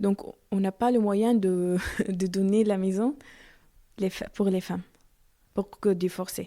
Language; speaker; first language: French; non-native, learner; Arabic